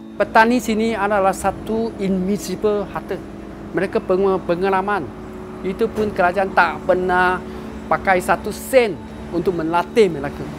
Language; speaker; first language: Malay; non-native, local second language; Chinese